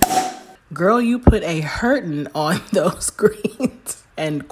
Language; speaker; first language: English; native; English